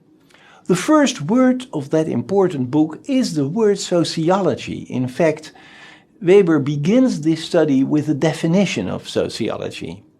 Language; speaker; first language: English; non-native, fluent; Dutch